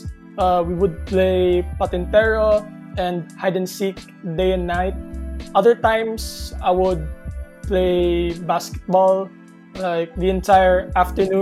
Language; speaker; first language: English; non-native, local second language; Cebuano